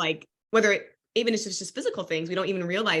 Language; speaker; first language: English; native; English